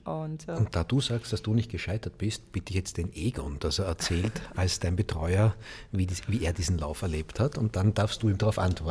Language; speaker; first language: German; native; German